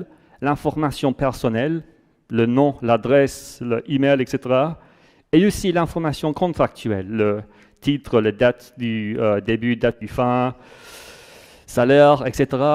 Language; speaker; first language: French; non-native, fluent; English